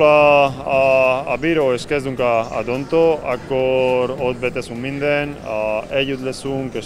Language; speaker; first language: Hungarian; non-native, learner; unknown